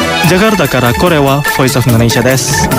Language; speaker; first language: Japanese; non-native, fluent; Indonesian